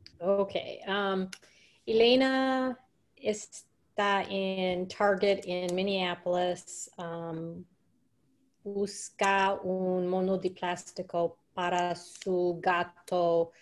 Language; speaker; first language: Spanish; non-native, learner; English